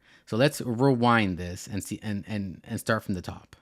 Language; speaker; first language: English; native; English